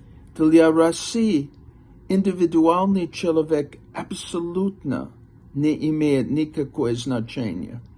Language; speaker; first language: Russian; non-native, fluent; English